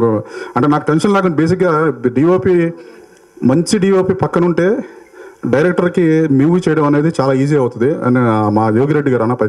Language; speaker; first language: Telugu; native; Telugu